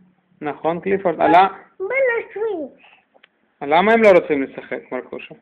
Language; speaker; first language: Hebrew; non-native, fluent; Russian